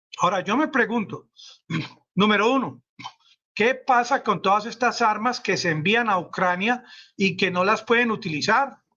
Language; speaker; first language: Spanish; native; Spanish